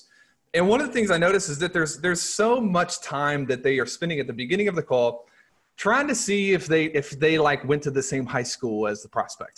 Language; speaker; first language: English; native; English